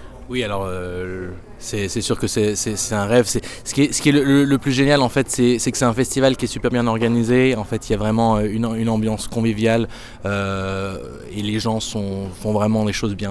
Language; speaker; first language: French; native; French